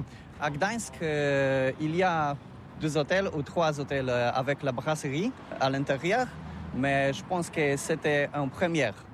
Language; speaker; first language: French; non-native, learner; Polish